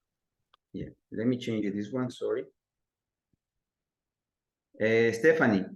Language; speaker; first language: English; non-native, learner; Spanish